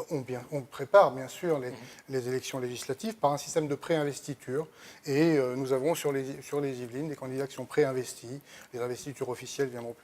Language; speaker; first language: French; native; French